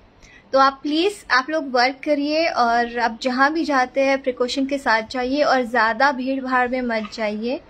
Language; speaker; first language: Hindi; native; Hindi